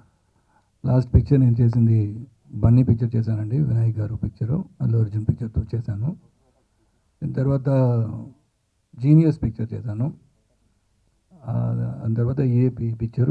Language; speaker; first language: Telugu; non-native, fluent; Tamil